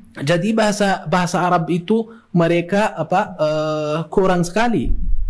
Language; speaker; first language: Indonesian; non-native, fluent; Arabic